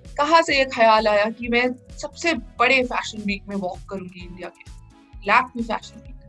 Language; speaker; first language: Hindi; native; Hindi